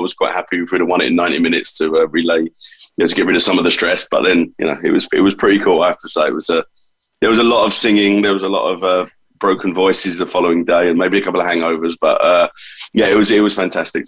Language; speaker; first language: English; native; English